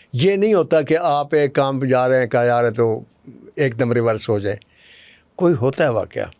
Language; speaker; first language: Urdu; non-native, local second language; Punjabi